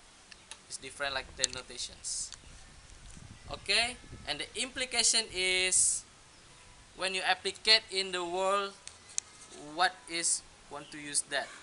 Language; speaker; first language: English; non-native, learner; Indonesian